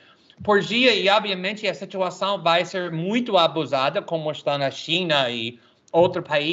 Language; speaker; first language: Portuguese; non-native, fluent; English